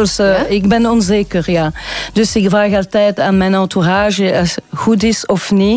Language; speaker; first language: Dutch; non-native, local second language; French